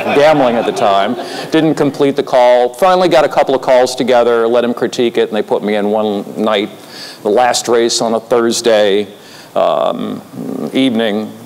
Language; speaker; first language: English; native; English